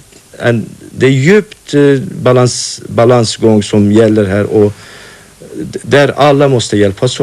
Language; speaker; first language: Swedish; non-native, fluent; Kurdish